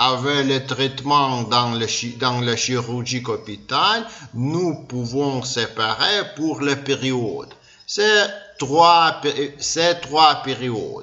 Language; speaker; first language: French; non-native, learner; Ukrainian